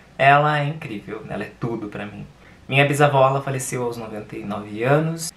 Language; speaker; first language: Portuguese; native; Portuguese